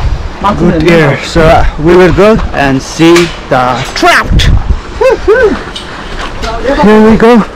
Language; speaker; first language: English; non-native, learner; Nepali